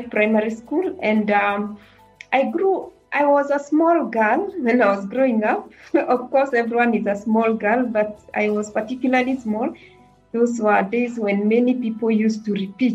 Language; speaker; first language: English; non-native, local second language; Kikuyu